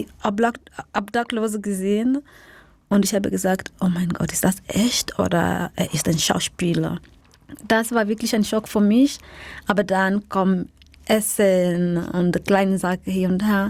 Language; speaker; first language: German; non-native, learner; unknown